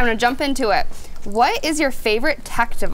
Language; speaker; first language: English; native; English